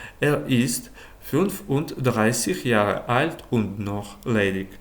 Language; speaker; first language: German; non-native, fluent; Ukrainian